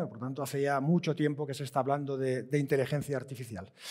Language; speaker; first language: Spanish; native; Spanish